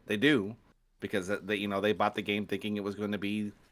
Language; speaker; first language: English; native; English